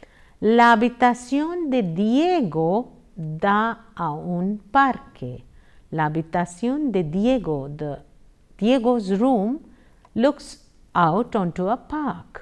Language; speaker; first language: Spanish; non-native, fluent; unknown